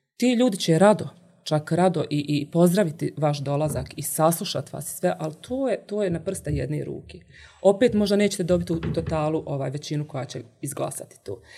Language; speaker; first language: Bosnian; native; Bosnian